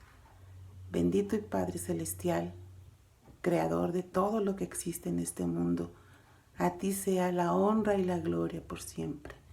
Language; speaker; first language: Spanish; native; Spanish